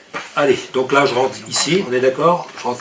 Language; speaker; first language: French; native; French